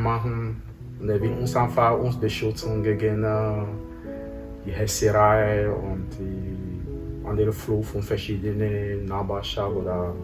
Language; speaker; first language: German; non-native, fluent; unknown